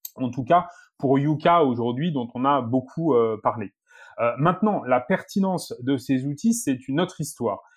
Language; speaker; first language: French; native; French